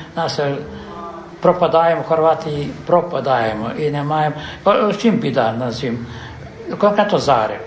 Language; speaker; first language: Ukrainian; early bilingual, heritage; Ukrainian